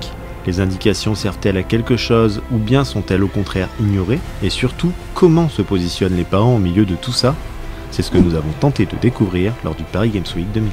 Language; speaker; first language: French; native; French